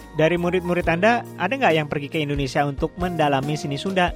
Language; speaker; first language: Indonesian; native; Indonesian